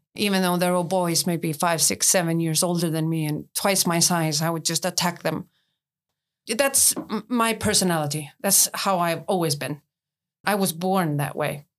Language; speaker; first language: English; non-native, fluent; Icelandic